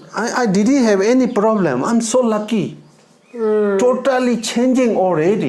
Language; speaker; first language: English; non-native, learner; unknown